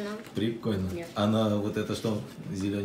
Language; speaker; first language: Russian; native; Russian